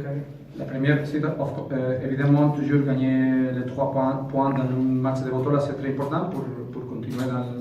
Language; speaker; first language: French; non-native, fluent; Spanish